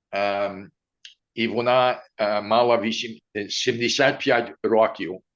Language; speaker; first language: Ukrainian; early bilingual, heritage; Ukrainian